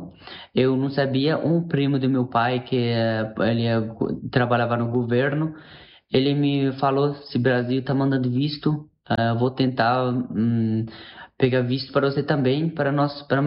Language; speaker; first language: Portuguese; non-native, learner; Persian